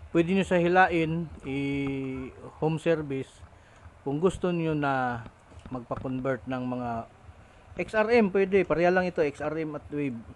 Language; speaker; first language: Filipino; non-native, local second language; Cebuano